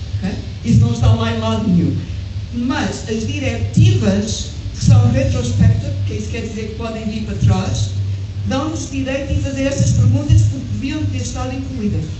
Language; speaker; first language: Portuguese; early bilingual, heritage; English